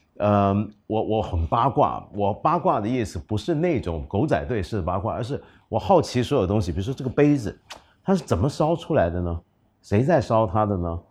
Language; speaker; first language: Chinese; non-native, local second language; Cantonese